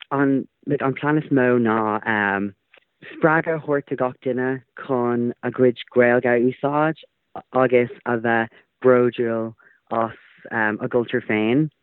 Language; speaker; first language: Irish; non-native, local second language; English